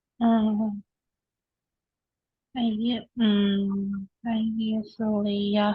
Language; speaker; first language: English; non-native, learner; Vietnamese